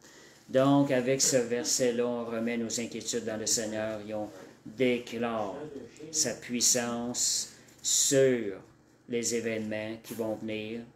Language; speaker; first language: French; native; French